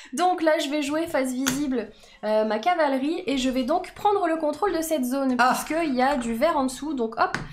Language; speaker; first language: French; native; French